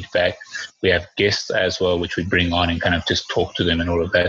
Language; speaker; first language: English; early bilingual, other home language; Spanish